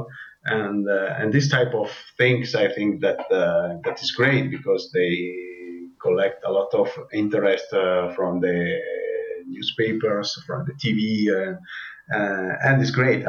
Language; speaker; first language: English; non-native, learner; Italian